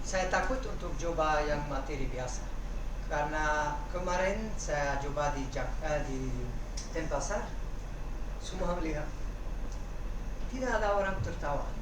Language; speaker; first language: Indonesian; non-native, learner; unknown